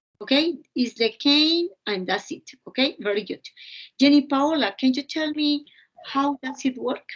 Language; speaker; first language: English; non-native, fluent; Spanish